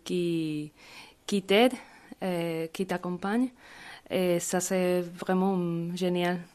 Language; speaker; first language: French; non-native, learner; Spanish